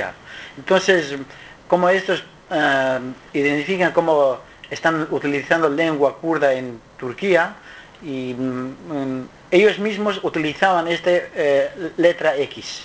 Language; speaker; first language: Spanish; non-native, learner; Kurdish